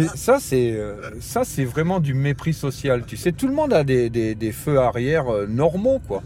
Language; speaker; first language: French; non-native, fluent; Spanish